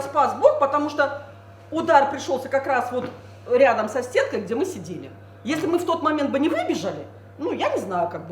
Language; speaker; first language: Russian; native; Russian